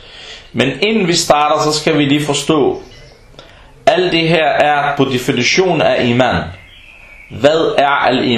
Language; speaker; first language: Danish; non-native, local second language; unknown